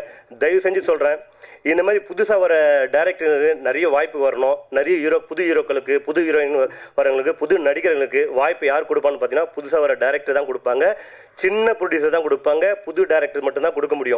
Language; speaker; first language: Tamil; native; Tamil